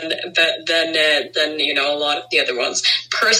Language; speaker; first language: English; non-native, fluent; Norwegian